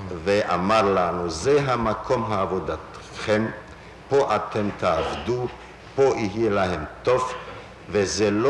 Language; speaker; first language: Hebrew; non-native, fluent; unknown